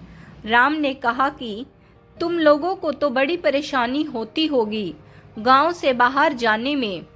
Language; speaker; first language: Hindi; native; Hindi